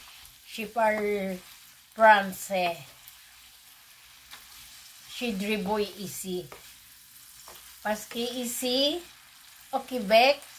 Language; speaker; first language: French; non-native, learner; Filipino